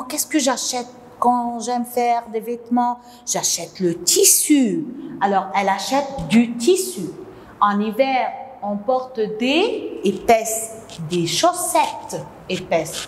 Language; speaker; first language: French; non-native, local second language; Arabic